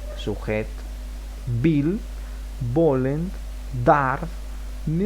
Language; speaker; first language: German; non-native, fluent; Spanish